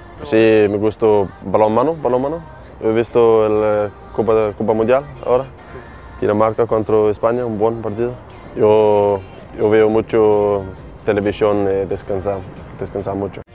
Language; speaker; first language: Spanish; non-native, learner; Danish